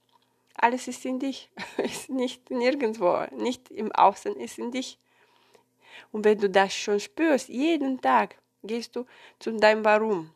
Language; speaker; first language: German; non-native, fluent; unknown